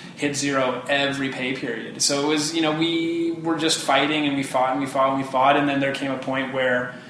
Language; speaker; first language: English; native; English